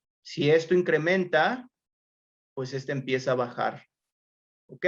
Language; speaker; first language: Spanish; native; Spanish